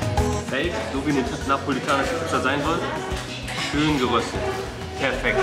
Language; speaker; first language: German; native; German